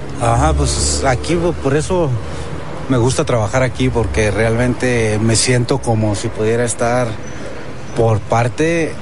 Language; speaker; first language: Spanish; early bilingual, heritage; Spanish